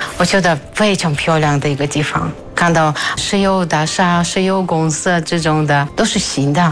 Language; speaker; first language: Chinese; non-native, fluent; Russian